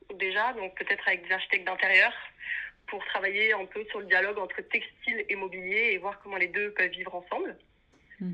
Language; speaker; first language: French; native; French